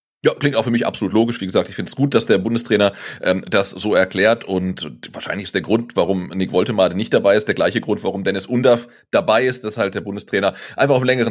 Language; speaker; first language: German; native; German